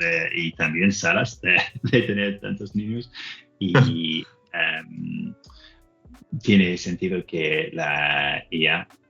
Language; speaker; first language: Spanish; non-native, learner; English